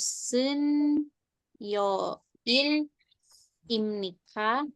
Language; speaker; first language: Korean; non-native, fluent; Indonesian